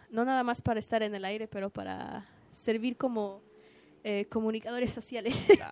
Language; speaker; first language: Spanish; early bilingual, heritage; Spanish